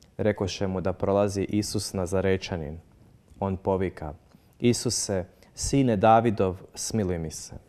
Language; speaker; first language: Croatian; native; Croatian